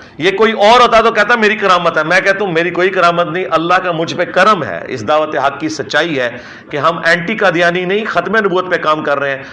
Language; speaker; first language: Urdu; non-native, local second language; Punjabi